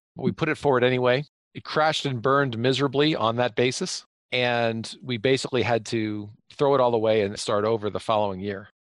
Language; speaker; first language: English; native; English